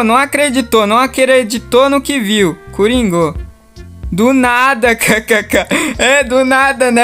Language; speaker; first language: Portuguese; native; Portuguese